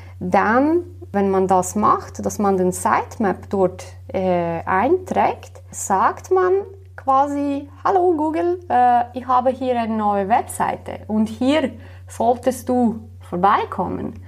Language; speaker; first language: German; non-native, fluent; Slovenian